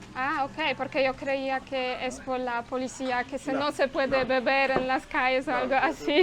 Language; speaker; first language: Spanish; non-native, learner; Polish